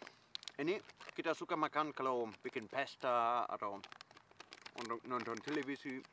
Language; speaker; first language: Indonesian; non-native, fluent; German